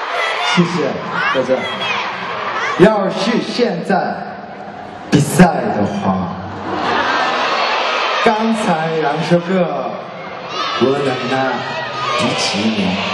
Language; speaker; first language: Chinese; non-native, learner; Korean